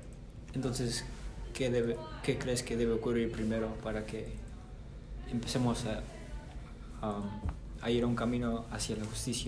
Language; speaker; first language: Spanish; early bilingual, heritage; Spanish